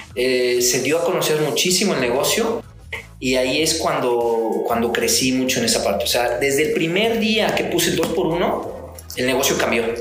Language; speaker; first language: Spanish; native; Spanish